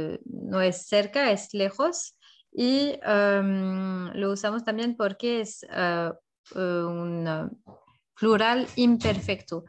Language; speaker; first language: Spanish; non-native, fluent; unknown